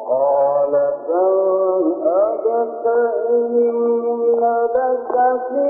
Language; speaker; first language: Arabic; native; Arabic